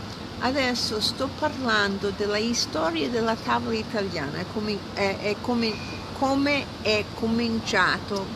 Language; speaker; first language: Italian; early bilingual, heritage; English